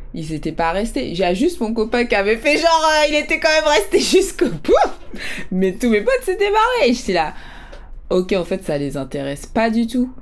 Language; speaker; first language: French; native; French